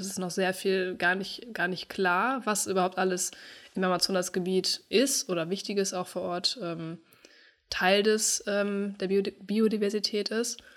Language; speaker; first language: German; native; German